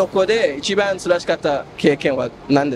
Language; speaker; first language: Japanese; non-native, learner; English